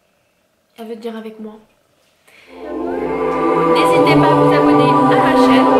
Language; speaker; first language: French; native; French